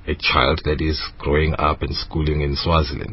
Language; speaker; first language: English; non-native, local second language; Zulu